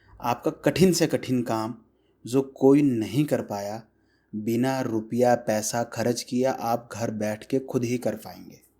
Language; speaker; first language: Hindi; non-native, fluent; Bangla